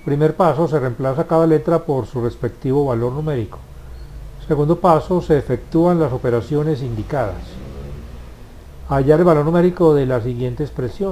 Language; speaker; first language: Spanish; native; Spanish